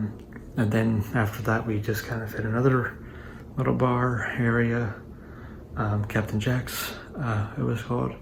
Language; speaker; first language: English; native; English